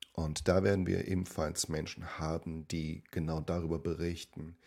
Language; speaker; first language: German; native; German